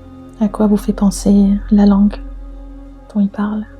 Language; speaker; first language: French; native; French